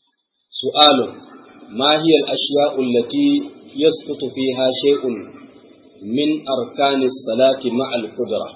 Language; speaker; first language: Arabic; non-native, fluent; Hausa